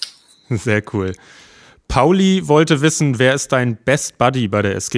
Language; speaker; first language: German; native; German